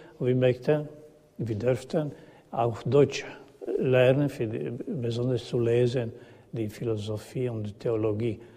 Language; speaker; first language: German; non-native, learner; Croatian